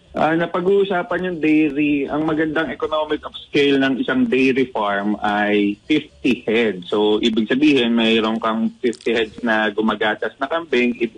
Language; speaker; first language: Filipino; native; Filipino